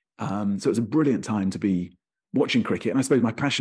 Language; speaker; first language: English; native; English